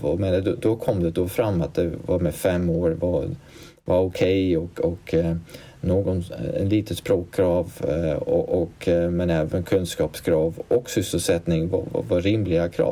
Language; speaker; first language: Swedish; non-native, fluent; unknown